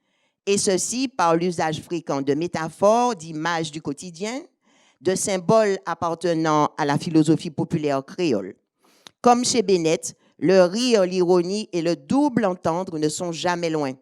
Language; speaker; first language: French; native; French